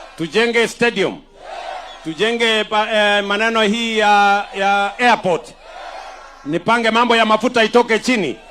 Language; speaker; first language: Swahili; non-native, local second language; Kalenjin